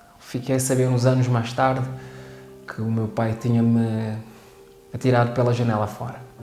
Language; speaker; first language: Portuguese; early bilingual, other home language; Kabuverdianu